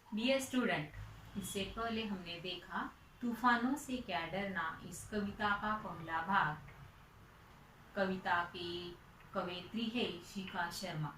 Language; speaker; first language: Hindi; non-native, local second language; Marathi